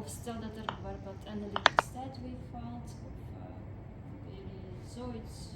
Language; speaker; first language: Dutch; non-native, learner; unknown